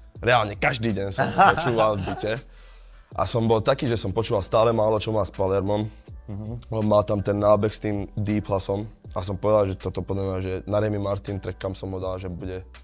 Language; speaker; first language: Slovak; early bilingual, other home language; Italian